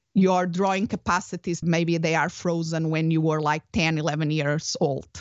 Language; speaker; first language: English; non-native, fluent; Portuguese